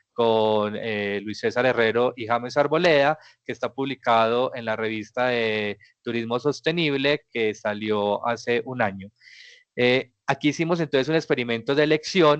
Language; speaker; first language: Spanish; native; Spanish